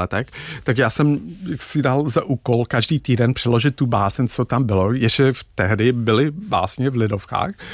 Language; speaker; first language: Czech; non-native, fluent; English